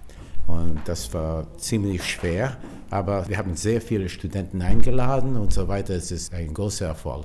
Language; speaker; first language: German; non-native, fluent; English